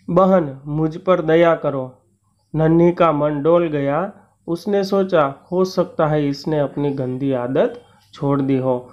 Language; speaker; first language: Hindi; non-native, local second language; Gujarati